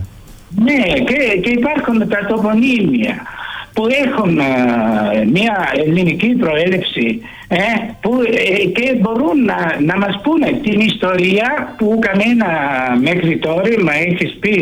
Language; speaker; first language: Greek; non-native, fluent; Italian